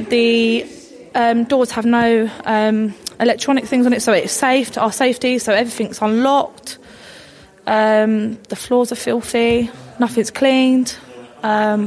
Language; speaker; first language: English; native; English